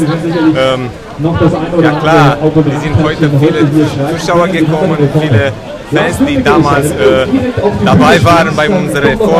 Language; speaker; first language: German; non-native, fluent; Romanian